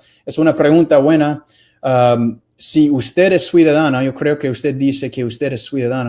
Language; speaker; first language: Spanish; non-native, fluent; English